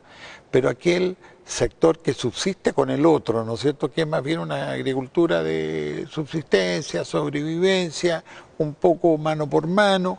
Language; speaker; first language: Spanish; native; Spanish